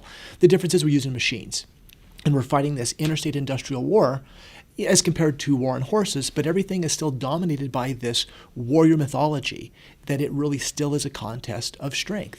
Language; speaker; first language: English; native; English